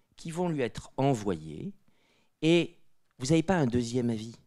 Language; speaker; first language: French; native; French